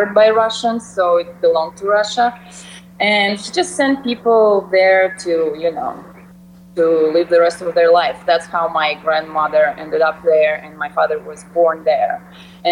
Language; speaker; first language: English; non-native, fluent; Russian